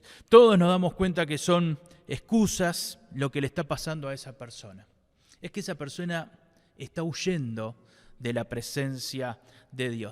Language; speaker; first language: Spanish; native; Spanish